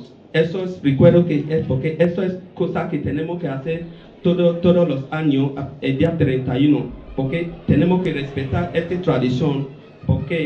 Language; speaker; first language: Spanish; non-native, learner; Bini